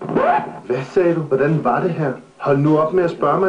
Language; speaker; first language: Danish; native; Danish